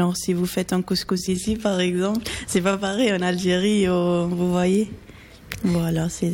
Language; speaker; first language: French; early bilingual, other home language; Portuguese